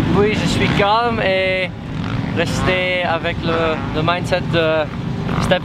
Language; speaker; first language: French; non-native, learner; Dutch